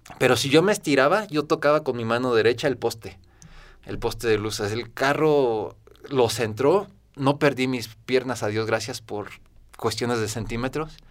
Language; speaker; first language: Spanish; native; Spanish